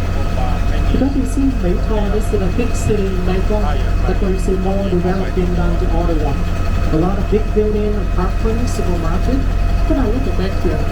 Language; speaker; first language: English; non-native, learner; Vietnamese